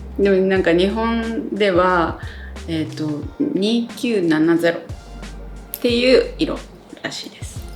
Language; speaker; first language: Japanese; native; Japanese